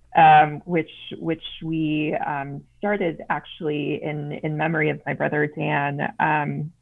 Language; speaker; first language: English; native; English